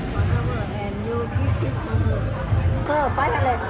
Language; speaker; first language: English; non-native, learner; Thai